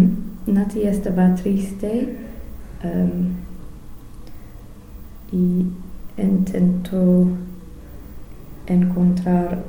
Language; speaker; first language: Spanish; non-native, learner; English